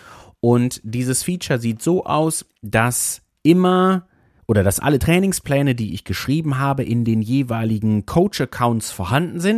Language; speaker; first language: German; native; German